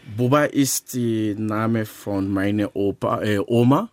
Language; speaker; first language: German; non-native, learner; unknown